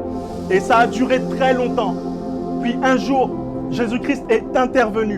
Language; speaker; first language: French; native; French